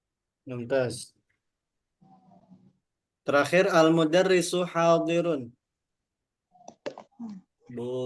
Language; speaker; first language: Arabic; non-native, fluent; Indonesian